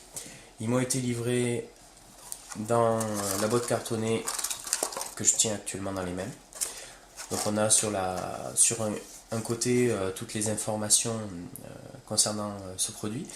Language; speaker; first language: French; native; French